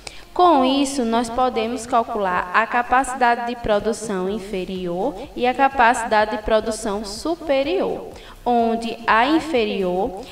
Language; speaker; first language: Portuguese; native; Portuguese